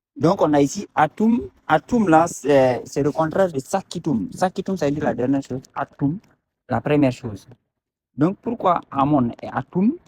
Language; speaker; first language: French; non-native, local second language; Fula